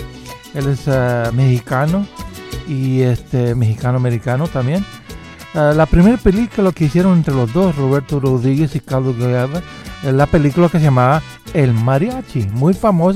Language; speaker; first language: Spanish; early bilingual, heritage; Spanish